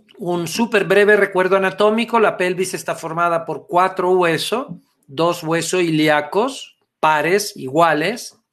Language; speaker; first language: Spanish; non-native, fluent; Italian